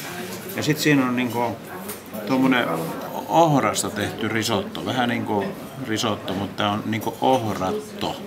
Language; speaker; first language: Finnish; native; Finnish